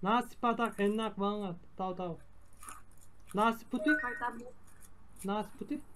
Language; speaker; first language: Indonesian; non-native, learner; Turkish